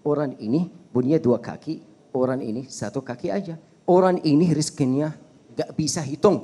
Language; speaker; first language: Indonesian; non-native, fluent; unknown